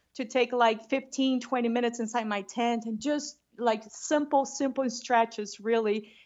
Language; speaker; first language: English; non-native, fluent; Portuguese